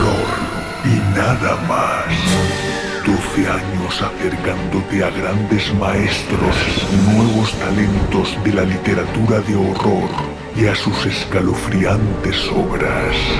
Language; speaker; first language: Spanish; native; Spanish